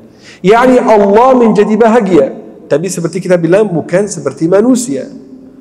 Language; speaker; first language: Indonesian; non-native, fluent; Arabic